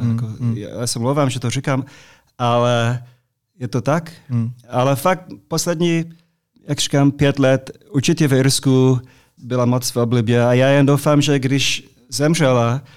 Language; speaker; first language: Czech; non-native, fluent; English